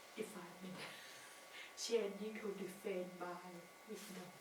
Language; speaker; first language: English; non-native, learner; Thai